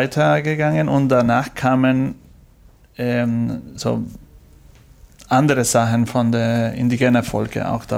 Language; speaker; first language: German; non-native, learner; Spanish